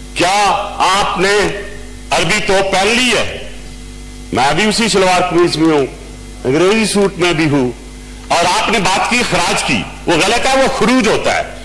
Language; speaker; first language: Urdu; non-native, local second language; Punjabi